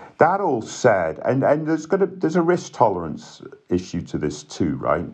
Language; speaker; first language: English; native; English